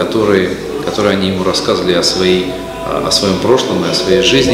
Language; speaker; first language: Russian; native; Russian